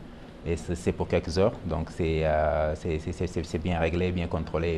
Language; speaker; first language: French; non-native, local second language; Wolof